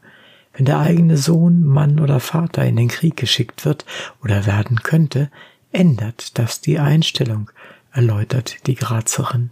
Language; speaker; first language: German; native; German